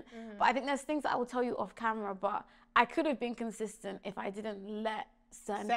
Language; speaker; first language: English; native; English